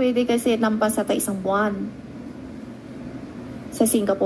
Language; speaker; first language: Filipino; non-native, learner; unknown